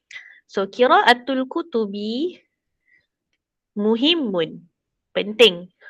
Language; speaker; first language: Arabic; non-native, fluent; Malay